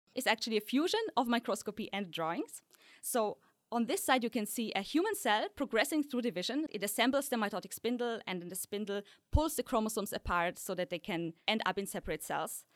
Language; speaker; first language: English; early bilingual, other home language; Polish